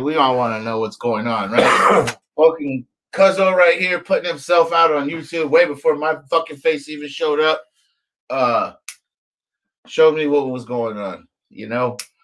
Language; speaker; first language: English; native; English